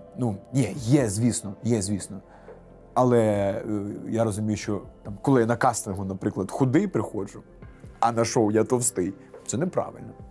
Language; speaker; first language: Ukrainian; non-native, local second language; Russian